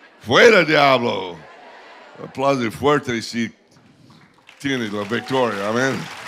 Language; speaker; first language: Spanish; non-native, learner; English